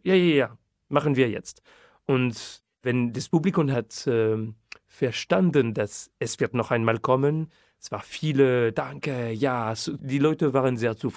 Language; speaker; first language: German; non-native, fluent; French